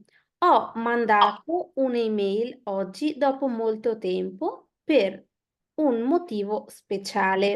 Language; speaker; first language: Italian; non-native, fluent; Bangla